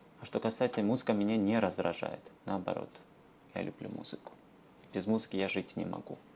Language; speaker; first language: Russian; non-native, local second language; Georgian